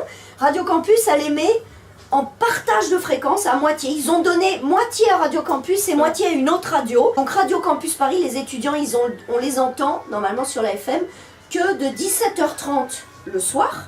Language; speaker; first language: French; native; French